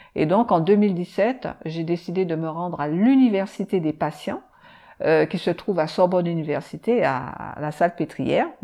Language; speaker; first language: French; native; French